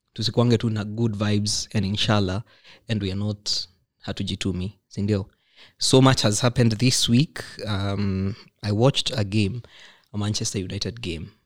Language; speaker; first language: English; non-native, local second language; Kikuyu